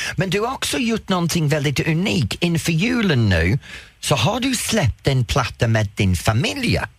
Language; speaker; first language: Swedish; non-native, fluent; English